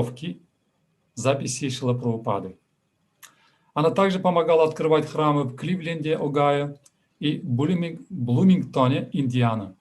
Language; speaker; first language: Russian; native; Russian